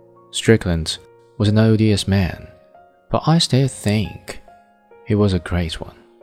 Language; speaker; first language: English; non-native, fluent; Chinese